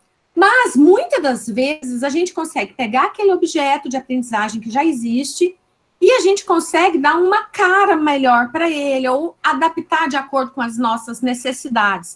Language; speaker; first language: Portuguese; native; Portuguese